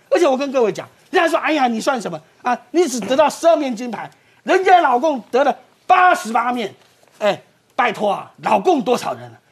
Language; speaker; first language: Chinese; native; Chinese